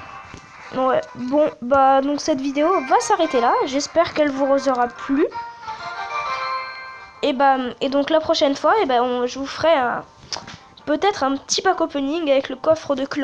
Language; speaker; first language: French; native; French